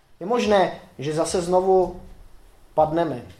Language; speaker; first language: Czech; native; Czech